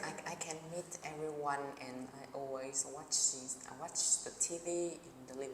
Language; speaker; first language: English; non-native, learner; Vietnamese